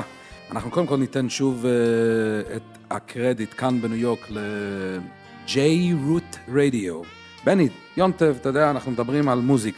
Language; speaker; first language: Hebrew; native; Hebrew